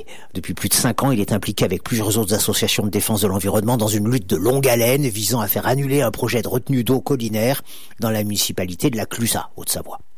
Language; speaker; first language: French; native; French